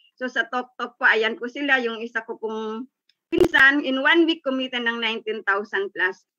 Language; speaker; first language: Filipino; native; Filipino